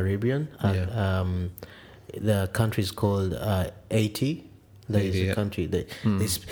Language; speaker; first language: English; non-native, local second language; Ganda